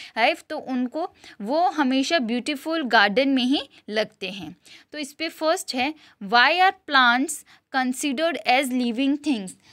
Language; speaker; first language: Hindi; non-native, local second language; Gujarati